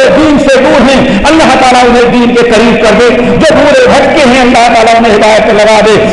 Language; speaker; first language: Urdu; native; Urdu